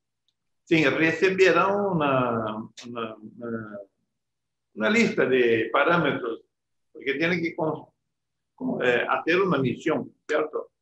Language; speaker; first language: Portuguese; non-native, learner; Spanish